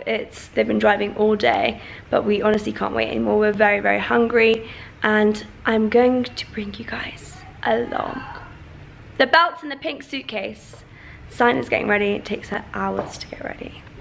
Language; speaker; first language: English; early bilingual, other home language; Persian